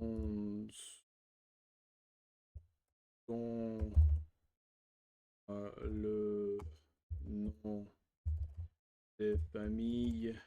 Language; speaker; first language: French; non-native, learner; Russian